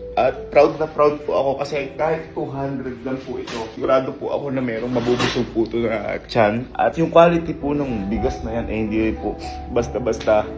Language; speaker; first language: Filipino; native; Filipino